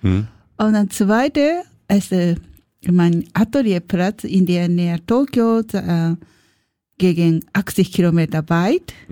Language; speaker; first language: German; non-native, learner; Japanese